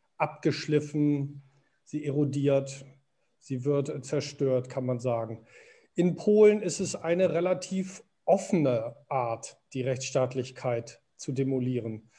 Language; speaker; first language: German; native; German